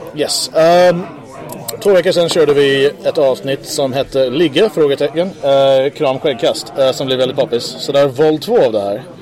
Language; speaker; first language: Swedish; early bilingual, other home language; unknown